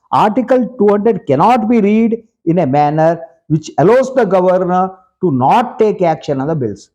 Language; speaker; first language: English; non-native, local second language; Kannada